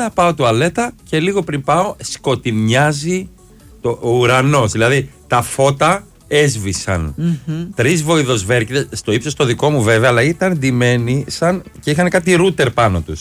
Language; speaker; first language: Greek; native; Greek